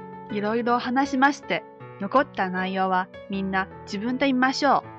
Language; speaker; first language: Japanese; non-native, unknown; Chinese